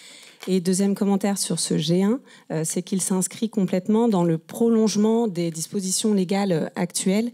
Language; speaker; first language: French; native; French